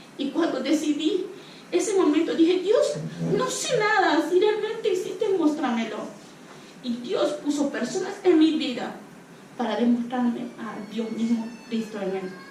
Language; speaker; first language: Spanish; non-native, local second language; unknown